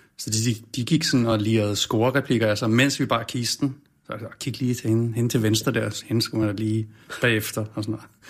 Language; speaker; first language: Danish; native; Danish